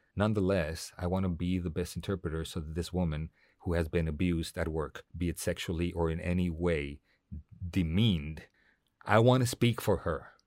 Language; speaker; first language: English; non-native, fluent; Spanish